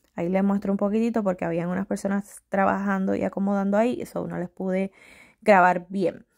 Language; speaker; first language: Spanish; native; Spanish